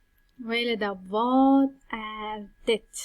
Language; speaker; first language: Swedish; non-native, fluent; Pashto